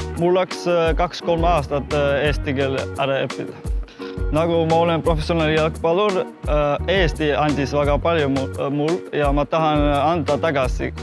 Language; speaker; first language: Estonian; non-native, learner; Georgian